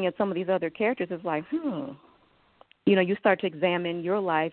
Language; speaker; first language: English; native; English